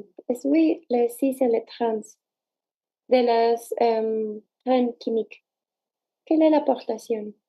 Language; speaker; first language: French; non-native, learner; Spanish